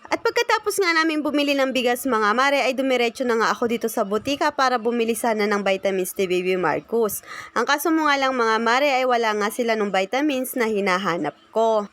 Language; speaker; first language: Filipino; native; Filipino